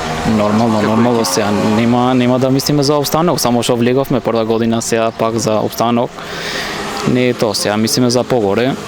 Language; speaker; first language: Macedonian; non-native, local second language; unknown